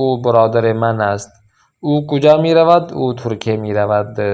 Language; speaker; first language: Persian; non-native, fluent; Urdu